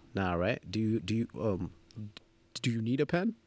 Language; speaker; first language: English; early bilingual, other home language; Bangla